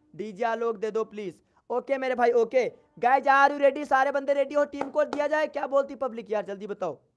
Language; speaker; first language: Hindi; native; Hindi